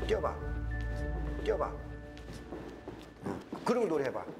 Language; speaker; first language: Korean; native; Korean